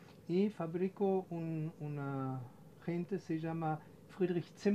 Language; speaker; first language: Spanish; non-native, fluent; German